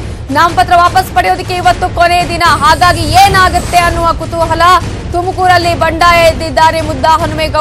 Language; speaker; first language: Kannada; native; Kannada